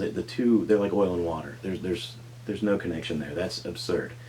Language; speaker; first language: English; native; English